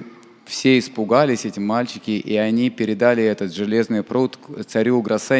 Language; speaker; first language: Russian; native; Russian